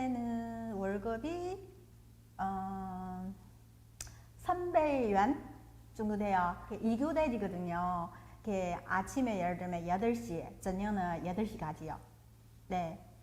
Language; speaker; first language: Korean; non-native, fluent; Chinese